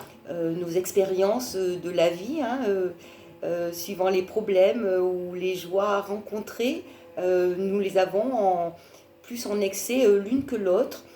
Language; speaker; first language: French; native; French